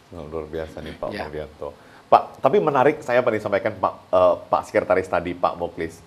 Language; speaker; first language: Indonesian; native; Indonesian